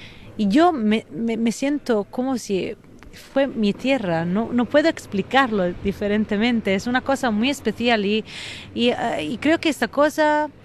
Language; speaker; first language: Spanish; non-native, fluent; Italian